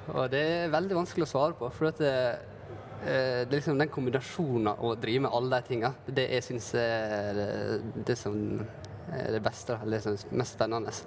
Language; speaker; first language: Norwegian; native; Norwegian